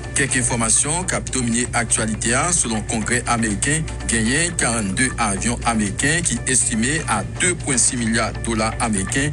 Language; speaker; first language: French; non-native, local second language; Haitian Creole